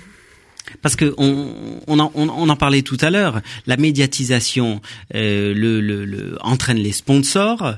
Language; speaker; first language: French; native; French